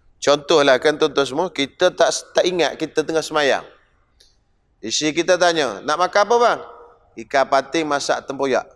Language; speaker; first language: Malay; native; Malay